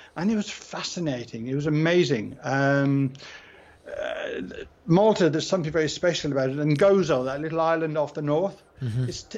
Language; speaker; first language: English; native; English